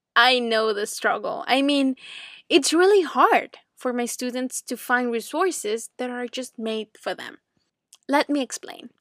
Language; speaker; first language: English; non-native, fluent; Spanish